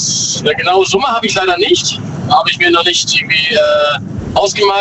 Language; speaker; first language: German; native; German